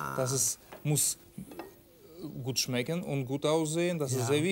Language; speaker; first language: German; non-native, learner; Russian